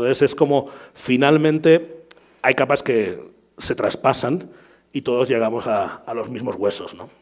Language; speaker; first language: Spanish; native; Spanish